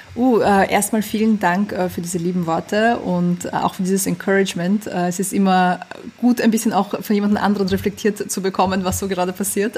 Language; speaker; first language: German; early bilingual, other home language; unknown